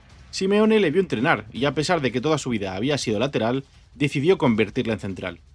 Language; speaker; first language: Spanish; native; Spanish